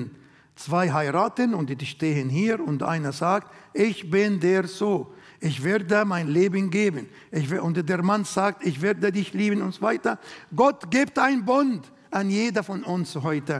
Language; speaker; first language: German; non-native, learner; Arabic